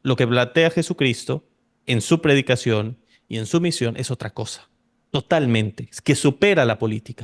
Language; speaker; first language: Spanish; native; Spanish